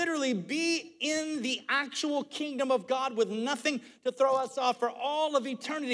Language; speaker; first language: English; native; English